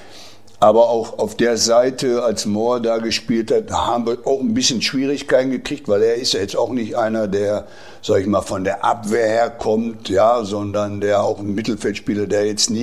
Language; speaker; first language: German; native; German